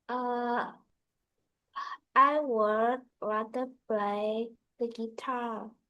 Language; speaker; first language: English; non-native, learner; Vietnamese